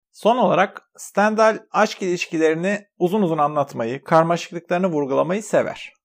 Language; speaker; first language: Turkish; native; Turkish